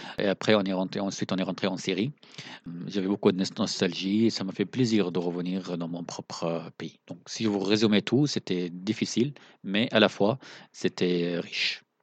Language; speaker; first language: French; non-native, fluent; Arabic